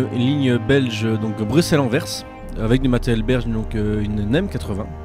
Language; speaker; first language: French; native; French